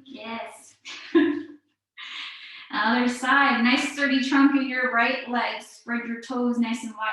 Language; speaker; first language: English; native; English